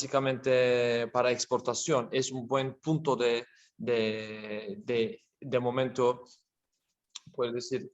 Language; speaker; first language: Spanish; non-native, learner; Turkish